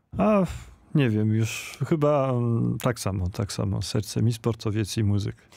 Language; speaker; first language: Polish; early bilingual, heritage; Polish